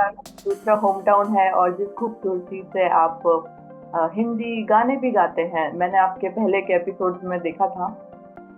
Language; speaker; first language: Hindi; native; Hindi